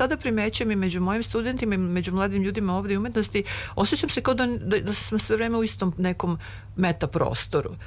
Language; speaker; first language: Serbian; native; Serbian